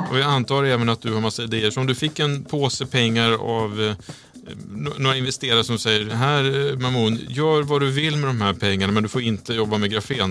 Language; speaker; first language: Swedish; native; Swedish